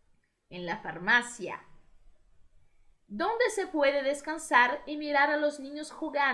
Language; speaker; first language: Spanish; non-native, fluent; Portuguese